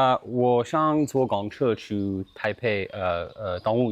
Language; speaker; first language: Chinese; non-native, learner; English